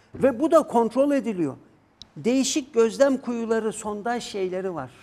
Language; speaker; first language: Turkish; native; Turkish